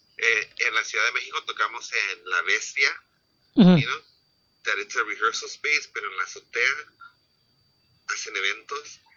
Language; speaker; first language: Spanish; early bilingual, heritage; Spanish